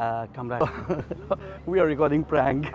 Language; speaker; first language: English; non-native, learner; Persian